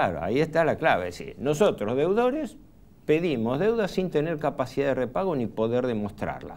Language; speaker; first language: Spanish; native; Spanish